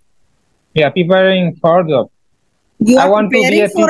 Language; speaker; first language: English; non-native, learner; Bangla